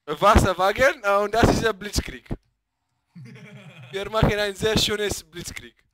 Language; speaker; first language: German; non-native, learner; Bulgarian